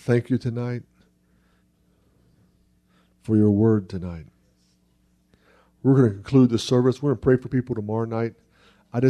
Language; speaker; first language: English; native; English